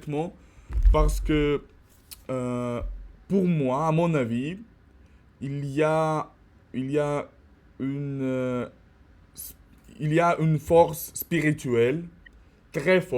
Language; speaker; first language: French; non-native, learner; Russian